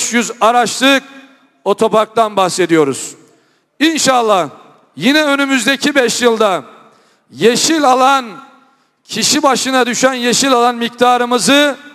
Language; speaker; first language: Turkish; native; Turkish